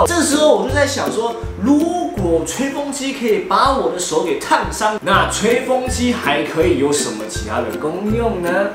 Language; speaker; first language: Chinese; native; Chinese